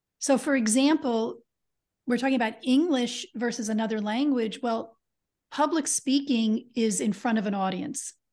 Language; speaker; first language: English; native; English